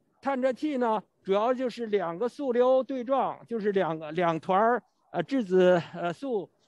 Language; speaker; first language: Chinese; native; Chinese